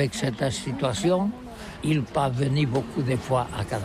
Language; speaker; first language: French; non-native, learner; Catalan